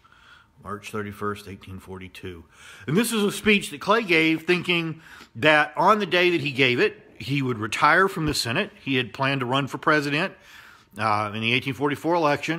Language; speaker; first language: English; native; English